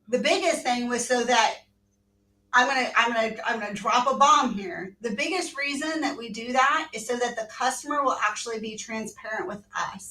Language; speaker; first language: English; native; English